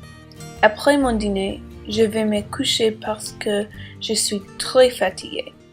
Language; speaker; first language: French; non-native, learner; English